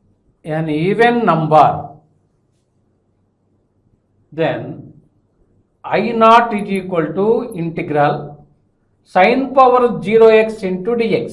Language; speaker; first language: English; non-native, local second language; Telugu